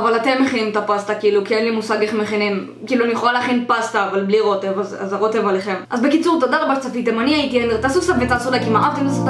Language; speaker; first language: Hebrew; native; Hebrew